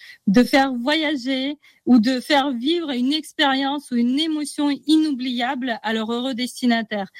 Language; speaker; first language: French; native; French